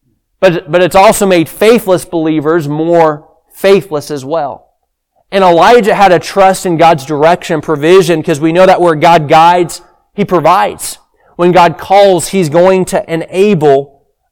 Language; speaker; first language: English; native; English